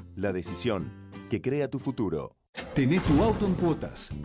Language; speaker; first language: Spanish; non-native, fluent; Korean